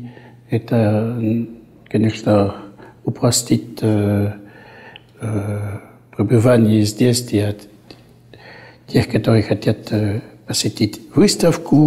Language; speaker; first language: Russian; non-native, fluent; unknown